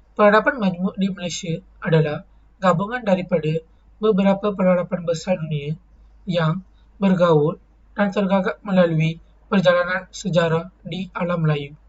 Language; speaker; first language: Malay; non-native, local second language; Tamil